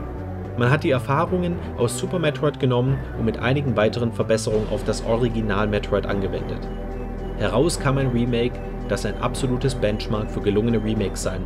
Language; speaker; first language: German; native; German